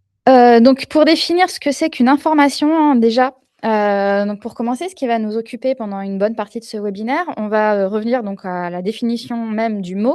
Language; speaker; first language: French; native; French